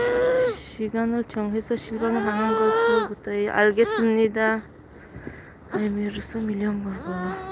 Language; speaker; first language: Korean; non-native, learner; Tajik